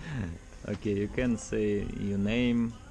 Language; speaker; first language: English; non-native, learner; Russian